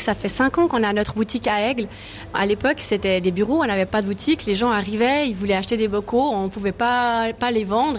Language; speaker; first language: French; native; French